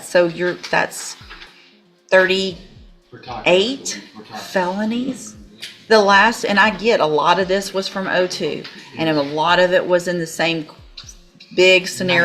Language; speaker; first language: English; native; English